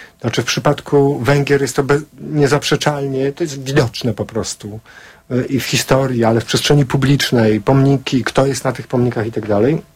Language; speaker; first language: Polish; native; Polish